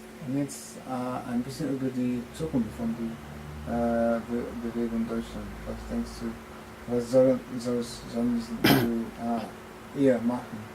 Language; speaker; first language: German; non-native, learner; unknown